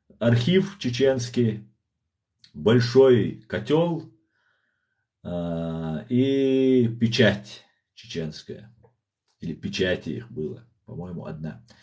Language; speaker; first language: Russian; non-native, local second language; Chechen